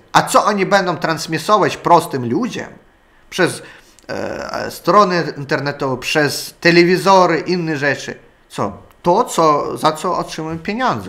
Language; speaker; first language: Polish; non-native, learner; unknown